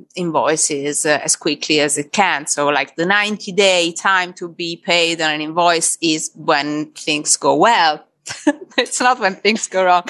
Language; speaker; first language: English; non-native, fluent; Italian